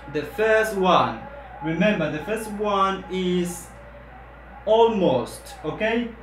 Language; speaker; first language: English; non-native, fluent; Spanish